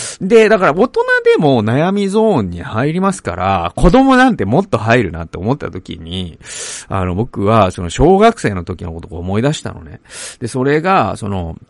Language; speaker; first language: Japanese; native; Japanese